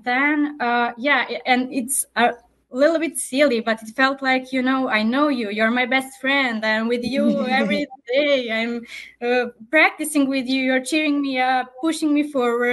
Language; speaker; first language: English; non-native, fluent; Serbian